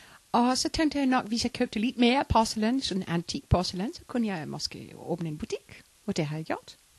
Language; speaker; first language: Danish; non-native, learner; Icelandic